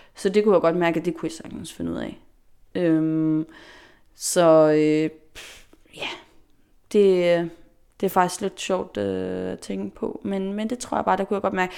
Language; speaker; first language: Danish; non-native, local second language; Faroese